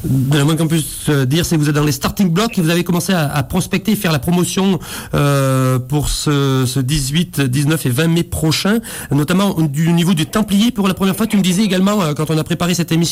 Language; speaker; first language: French; native; French